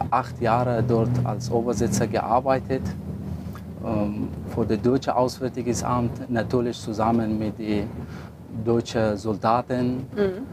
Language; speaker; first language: German; non-native, learner; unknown